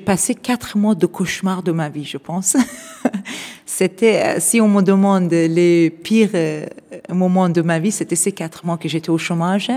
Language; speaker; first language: French; non-native, fluent; Persian